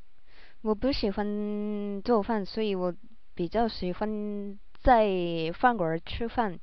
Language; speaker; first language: Chinese; non-native, learner; Japanese